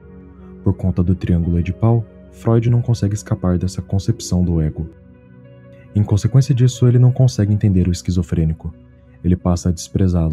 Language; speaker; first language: Portuguese; native; Portuguese